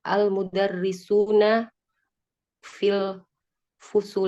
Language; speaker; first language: Arabic; non-native, learner; Indonesian